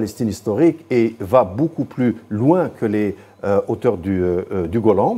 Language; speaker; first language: French; non-native, local second language; Arabic